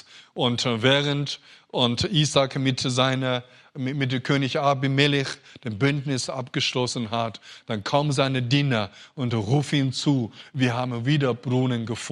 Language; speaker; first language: German; non-native, fluent; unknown